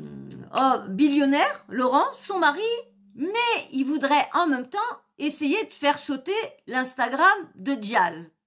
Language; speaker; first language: French; native; French